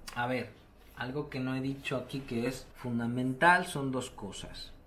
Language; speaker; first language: Spanish; native; Spanish